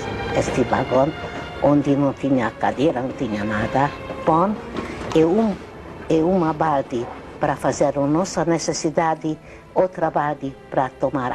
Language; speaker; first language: Portuguese; non-native, fluent; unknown